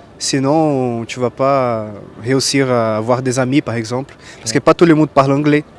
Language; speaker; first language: French; non-native, fluent; Portuguese